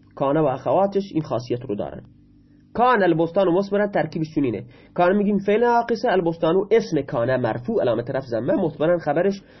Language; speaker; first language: Persian; non-native, local second language; Baluchi